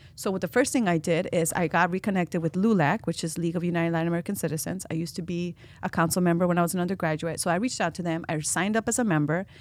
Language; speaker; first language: English; early bilingual, other home language; Spanish